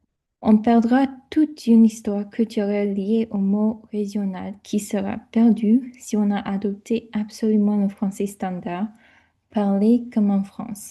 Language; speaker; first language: French; non-native, fluent; English